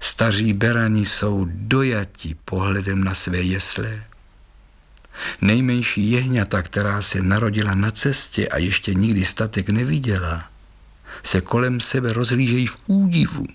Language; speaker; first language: Czech; native; Czech